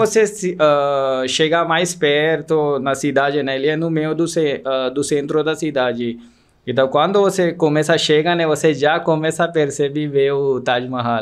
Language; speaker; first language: Portuguese; non-native, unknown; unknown